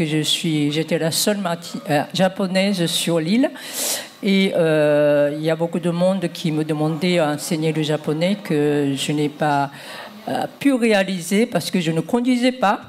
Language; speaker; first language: French; non-native, fluent; Japanese